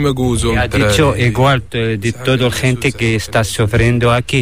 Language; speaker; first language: Spanish; non-native, learner; Arabic